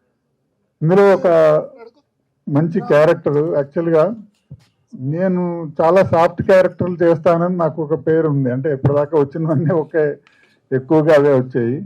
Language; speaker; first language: Telugu; native; Telugu